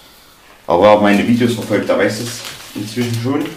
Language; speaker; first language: German; native; German